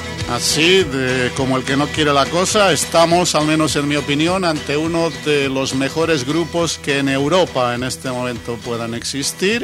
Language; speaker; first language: Spanish; native; Spanish